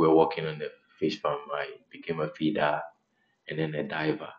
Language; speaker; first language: English; non-native, local second language; Ewe